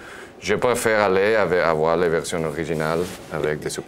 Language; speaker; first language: French; non-native, learner; Spanish